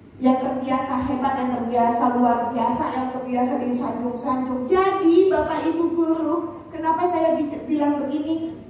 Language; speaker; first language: Indonesian; native; Indonesian